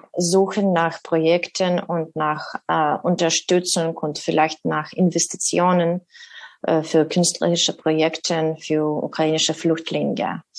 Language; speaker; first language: German; non-native, learner; Ukrainian